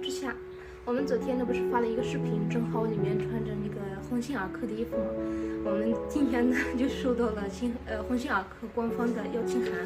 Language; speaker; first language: Chinese; non-native, fluent; Arabic